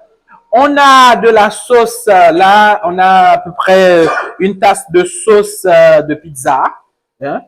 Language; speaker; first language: French; non-native, local second language; Haitian Creole